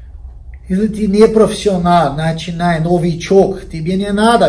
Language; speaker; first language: Russian; non-native, fluent; Portuguese